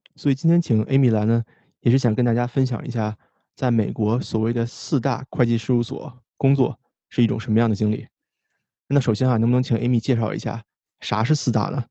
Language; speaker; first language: Chinese; native; Chinese